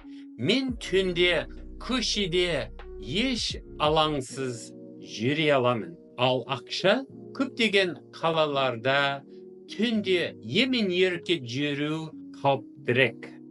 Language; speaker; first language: Kazakh; non-native, fluent; English